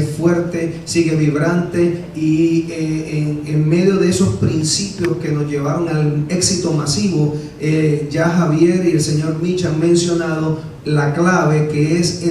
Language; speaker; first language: Spanish; native; Spanish